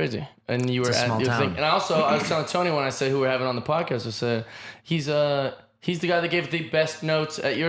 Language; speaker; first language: English; native; English